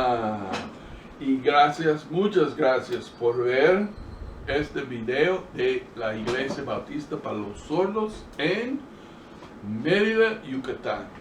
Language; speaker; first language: Spanish; non-native, fluent; English